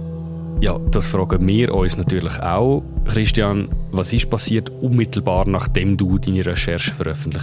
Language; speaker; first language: German; native; German